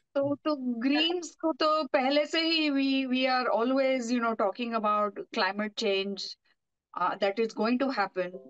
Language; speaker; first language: Hindi; non-native, local second language; Marathi